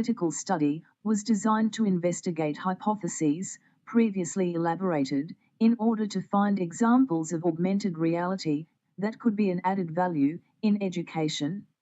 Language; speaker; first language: English; non-native, fluent; Portuguese